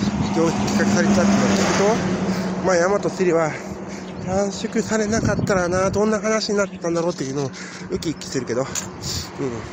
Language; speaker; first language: Japanese; native; Japanese